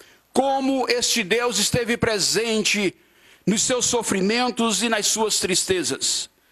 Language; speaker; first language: Portuguese; native; Portuguese